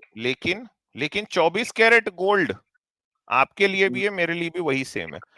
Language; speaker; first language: Hindi; native; Hindi